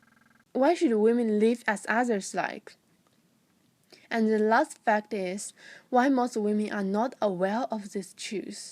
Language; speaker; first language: English; non-native, fluent; Chinese